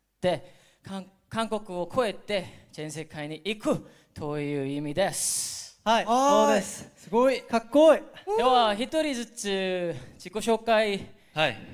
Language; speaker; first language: Japanese; non-native, learner; Korean